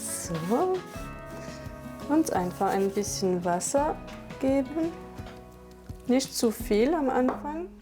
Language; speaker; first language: German; non-native, fluent; French